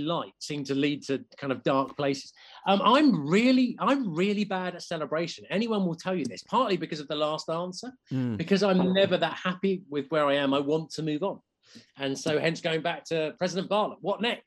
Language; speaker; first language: English; native; English